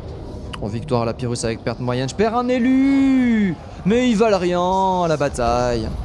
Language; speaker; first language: French; native; French